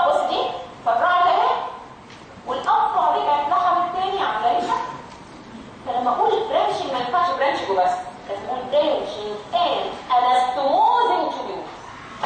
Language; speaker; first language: Arabic; native; Arabic